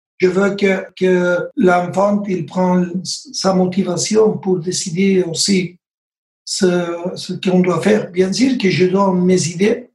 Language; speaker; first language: French; non-native, learner; Spanish